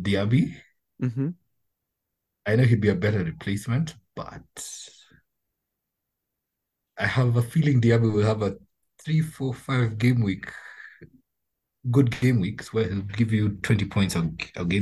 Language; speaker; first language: English; non-native, local second language; Luo (Kenya and Tanzania)